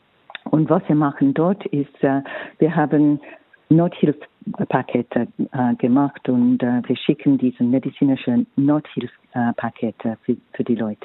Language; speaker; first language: German; non-native, fluent; English